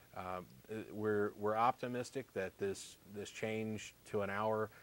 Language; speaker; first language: English; native; English